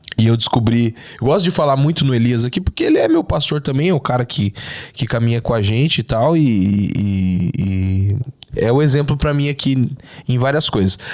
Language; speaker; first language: Portuguese; native; Portuguese